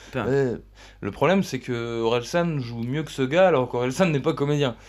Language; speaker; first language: French; native; French